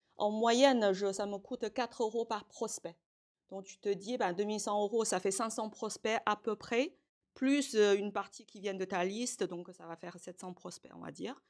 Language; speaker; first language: French; non-native, fluent; Chinese